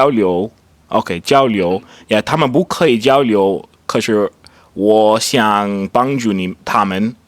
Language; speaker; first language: Chinese; non-native, learner; English